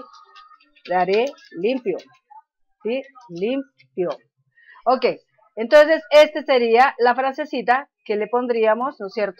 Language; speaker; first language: Spanish; native; Spanish